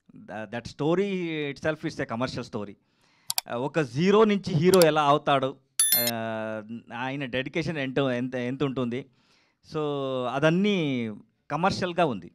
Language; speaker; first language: Telugu; non-native, learner; Kannada